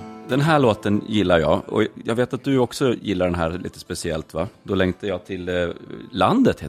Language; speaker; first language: Swedish; native; Swedish